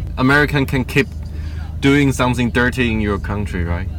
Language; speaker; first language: English; non-native, learner; Chinese